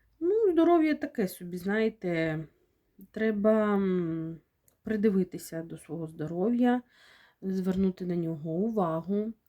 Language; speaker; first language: Ukrainian; non-native, local second language; Russian